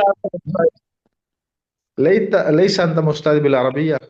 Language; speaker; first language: Arabic; non-native, learner; Urdu